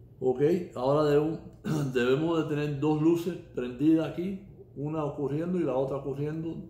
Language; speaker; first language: Spanish; early bilingual, heritage; Spanish